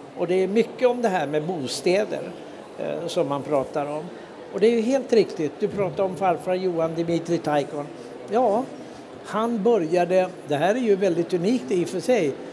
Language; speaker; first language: Swedish; native; Swedish